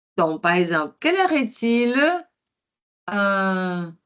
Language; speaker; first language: French; non-native, fluent; Portuguese